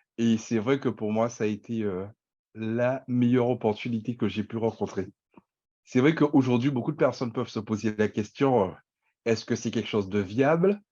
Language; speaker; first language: French; native; French